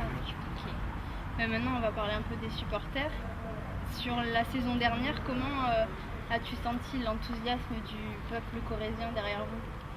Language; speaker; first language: French; native; French